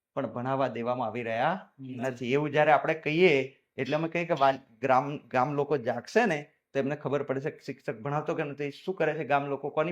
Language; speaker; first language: Gujarati; native; Gujarati